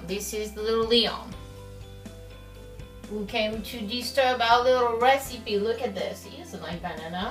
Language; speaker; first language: English; non-native, fluent; French